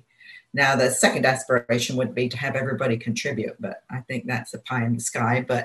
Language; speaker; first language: English; native; English